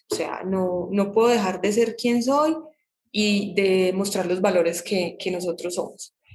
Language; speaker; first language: Spanish; native; Spanish